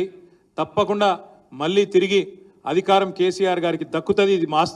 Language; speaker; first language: Telugu; native; Telugu